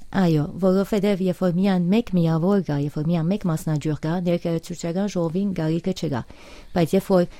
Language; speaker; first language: Armenian; early bilingual, heritage; Armenian